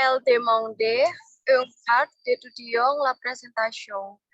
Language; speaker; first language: French; non-native, learner; Indonesian